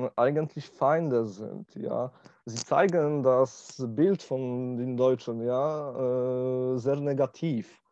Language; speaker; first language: German; non-native, learner; Polish